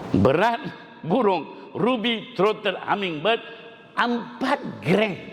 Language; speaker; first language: Malay; non-native, local second language; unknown